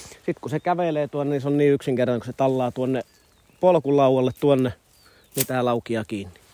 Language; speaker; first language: Finnish; native; Finnish